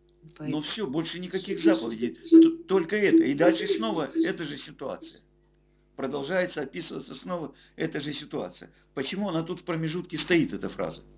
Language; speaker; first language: Russian; native; Russian